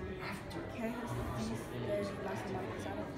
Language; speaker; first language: Spanish; non-native, learner; English